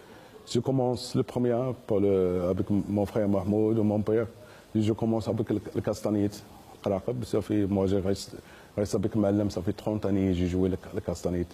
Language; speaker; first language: French; non-native, learner; Arabic